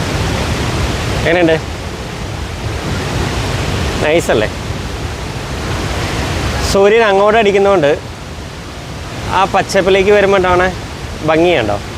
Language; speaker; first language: Malayalam; native; Malayalam